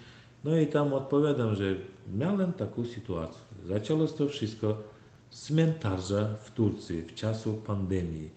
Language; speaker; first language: Polish; non-native, learner; Turkmen